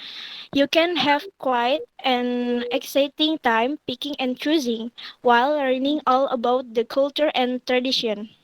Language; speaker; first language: English; non-native, learner; Indonesian